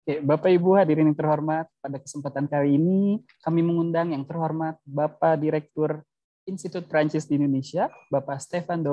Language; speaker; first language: Indonesian; native; Indonesian